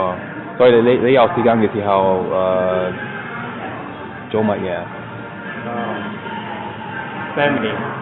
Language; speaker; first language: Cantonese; non-native, learner; English